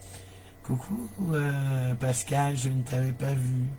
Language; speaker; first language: French; native; French